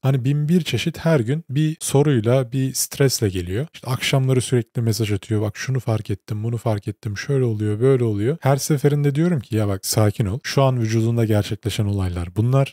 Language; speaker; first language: Turkish; native; Turkish